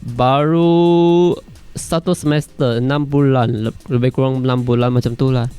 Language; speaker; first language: Malay; non-native, local second language; Chinese